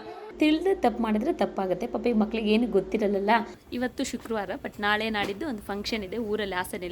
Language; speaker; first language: Kannada; native; Kannada